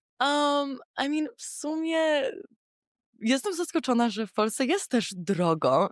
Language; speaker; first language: Polish; early bilingual, heritage; English